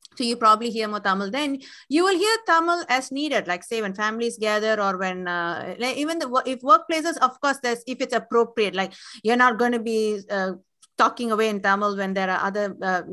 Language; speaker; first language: English; non-native, local second language; Tamil